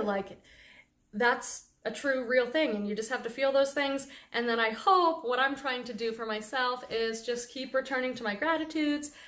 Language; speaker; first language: English; native; English